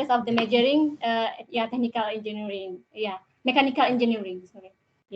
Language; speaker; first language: English; non-native, learner; Indonesian